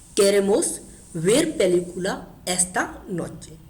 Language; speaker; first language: Spanish; non-native, fluent; Hindi